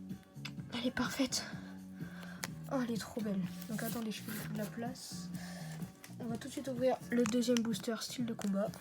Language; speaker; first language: French; native; French